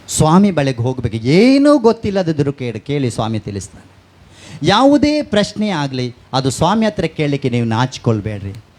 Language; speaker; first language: Kannada; non-native, local second language; Tulu